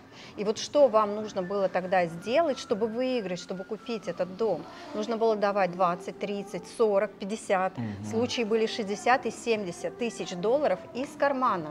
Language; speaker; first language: Russian; native; Russian